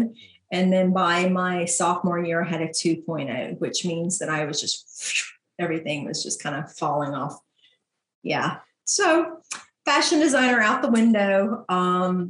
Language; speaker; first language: English; native; English